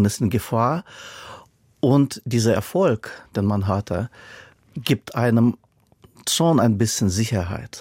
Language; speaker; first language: German; non-native, fluent; Russian